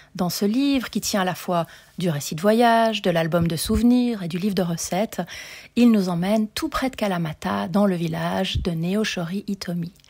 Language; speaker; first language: French; native; French